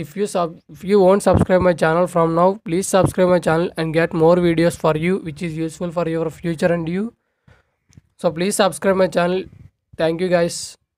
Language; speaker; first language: English; non-native, local second language; Telugu